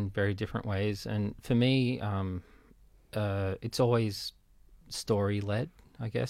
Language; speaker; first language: English; native; English